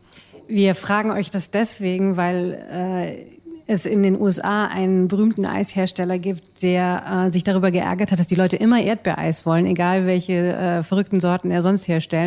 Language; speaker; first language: German; native; German